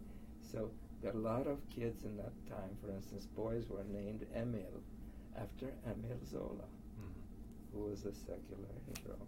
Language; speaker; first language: English; early bilingual, other home language; Polish